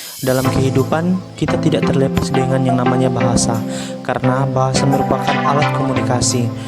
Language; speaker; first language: Indonesian; non-native, local second language; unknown